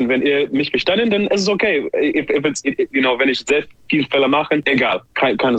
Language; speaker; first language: German; non-native, learner; English